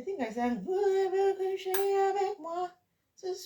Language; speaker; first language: French; non-native, fluent; English